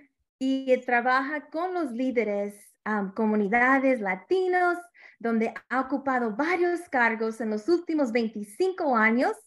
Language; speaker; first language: Spanish; early bilingual, heritage; Spanish